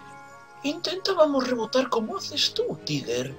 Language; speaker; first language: Spanish; native; Spanish